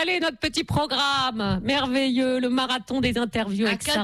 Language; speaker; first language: French; native; French